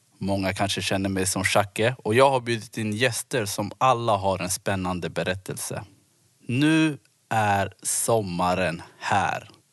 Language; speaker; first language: Swedish; early bilingual, other home language; Somali